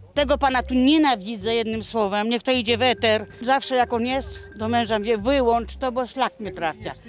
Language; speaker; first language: Polish; native; Polish